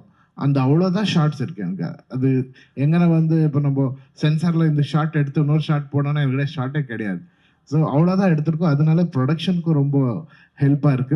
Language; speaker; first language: Tamil; non-native, fluent; Kannada